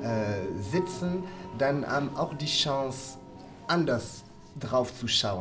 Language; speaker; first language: German; non-native, fluent; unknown